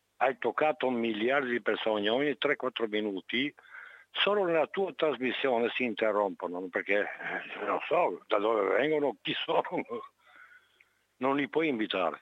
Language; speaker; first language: Italian; non-native, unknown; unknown